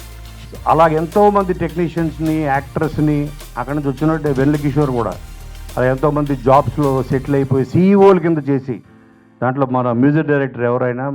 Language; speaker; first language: Telugu; native; Telugu